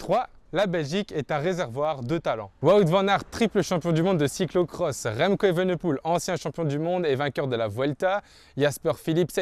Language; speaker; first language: French; native; French